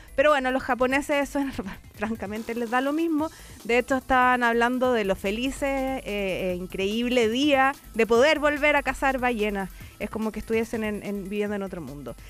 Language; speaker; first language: Spanish; native; Spanish